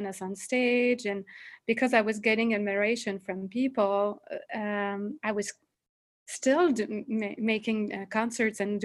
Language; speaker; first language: English; non-native, fluent; French